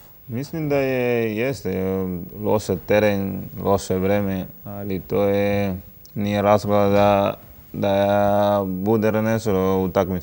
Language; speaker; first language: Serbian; non-native, learner; Spanish